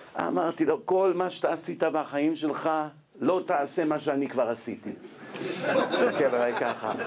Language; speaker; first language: Hebrew; native; Hebrew